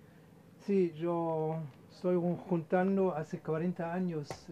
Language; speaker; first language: Spanish; non-native, fluent; German